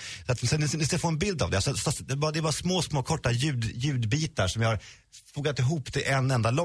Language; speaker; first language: Swedish; native; Swedish